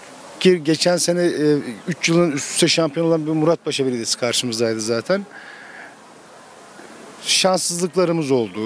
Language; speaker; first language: Turkish; native; Turkish